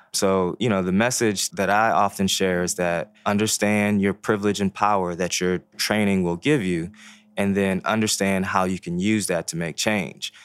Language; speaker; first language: English; early bilingual, other home language; Haitian Creole